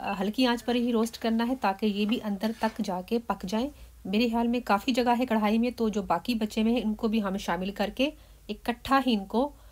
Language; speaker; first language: Urdu; native; Urdu